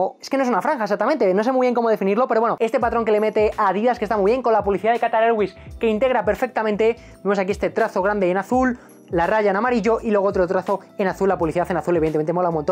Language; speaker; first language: Spanish; native; Spanish